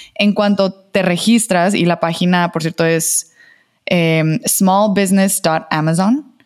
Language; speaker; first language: Spanish; native; Spanish